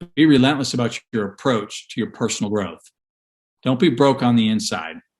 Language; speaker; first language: English; native; English